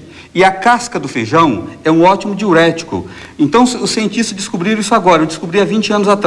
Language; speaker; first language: Portuguese; native; Portuguese